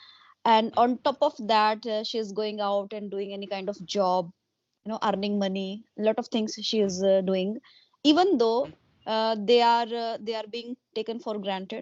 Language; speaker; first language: English; non-native, local second language; Hindi